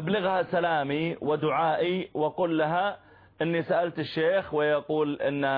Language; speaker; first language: Arabic; native; Arabic